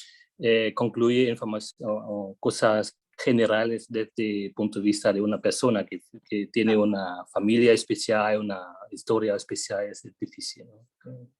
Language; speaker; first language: Spanish; non-native, fluent; Vietnamese